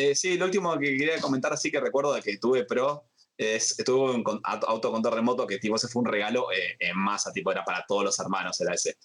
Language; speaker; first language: Spanish; native; Spanish